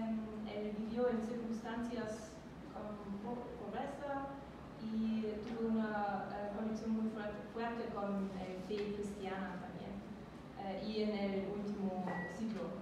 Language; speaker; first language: Spanish; non-native, learner; German